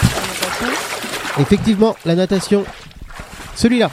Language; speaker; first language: French; native; French